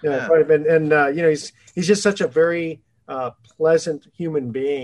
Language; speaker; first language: English; native; English